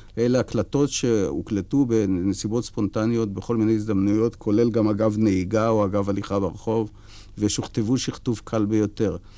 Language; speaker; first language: Hebrew; native; Hebrew